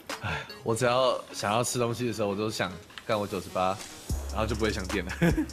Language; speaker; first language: Chinese; native; Chinese